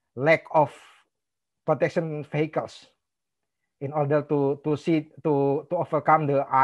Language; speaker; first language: English; non-native, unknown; Indonesian